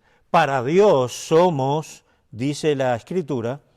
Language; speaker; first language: Spanish; native; Spanish